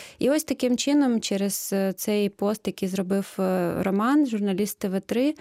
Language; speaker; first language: Ukrainian; native; Ukrainian